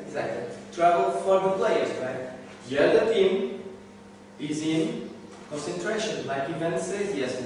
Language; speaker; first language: English; non-native, learner; Portuguese